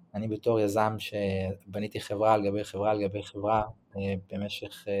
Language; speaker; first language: Hebrew; native; Hebrew